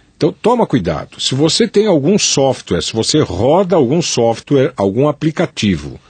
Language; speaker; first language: Portuguese; native; Portuguese